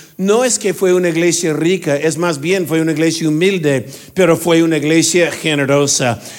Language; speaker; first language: Spanish; non-native, fluent; English